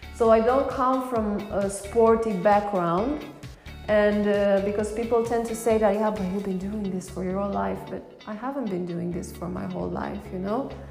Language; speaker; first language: English; non-native, fluent; Romanian